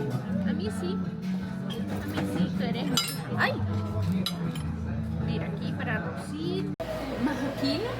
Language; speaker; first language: Portuguese; non-native, learner; Spanish